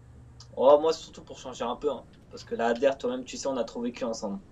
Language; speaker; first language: French; native; French